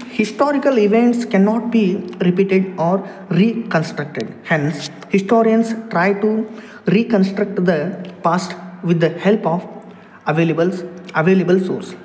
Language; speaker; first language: English; non-native, local second language; Kannada